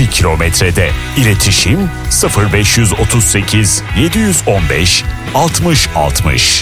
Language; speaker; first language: Turkish; native; Turkish